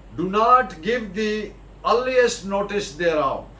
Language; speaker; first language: English; non-native, local second language; Urdu